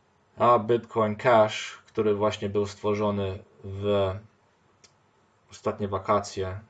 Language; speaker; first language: Polish; early bilingual, heritage; Polish